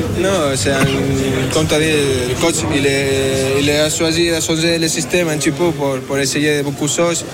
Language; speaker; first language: French; non-native, learner; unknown